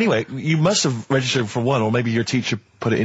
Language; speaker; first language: English; native; English